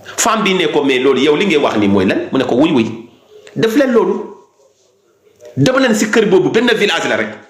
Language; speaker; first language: Wolof; non-native, local second language; Fula